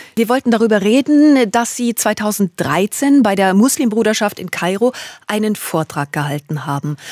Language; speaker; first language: German; native; German